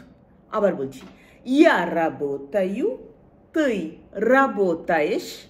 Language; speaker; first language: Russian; non-native, fluent; Bangla